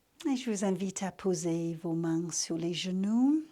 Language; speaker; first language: French; native; French